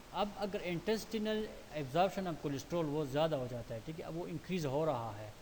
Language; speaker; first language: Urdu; non-native, local second language; Pashto